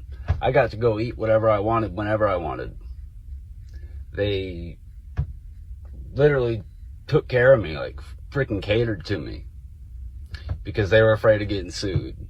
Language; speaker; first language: English; native; English